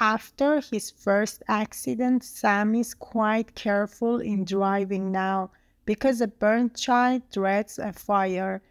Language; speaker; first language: English; non-native, fluent; Persian